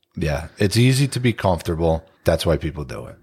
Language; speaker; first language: English; early bilingual, other home language; Italian